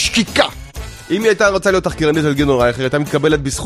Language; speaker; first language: Hebrew; native; Hebrew